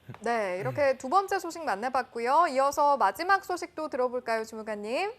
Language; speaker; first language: Korean; native; Korean